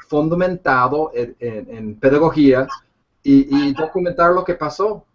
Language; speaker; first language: Spanish; non-native, fluent; English